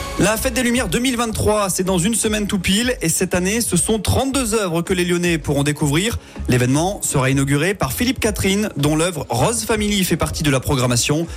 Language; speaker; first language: French; native; French